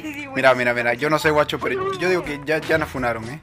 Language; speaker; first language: Spanish; native; Spanish